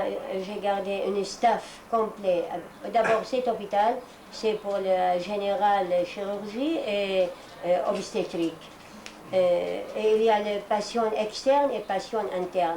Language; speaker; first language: French; non-native, fluent; Arabic